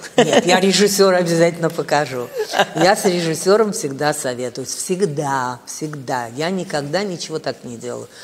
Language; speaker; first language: Russian; native; Russian